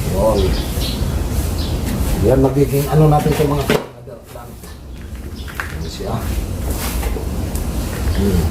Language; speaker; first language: Filipino; non-native, local second language; Cebuano